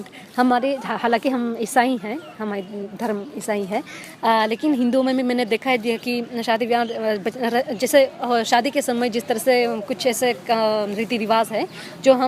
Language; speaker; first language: Hindi; non-native, fluent; Armenian